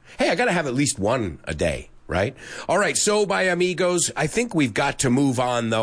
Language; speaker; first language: English; early bilingual, other home language; Spanish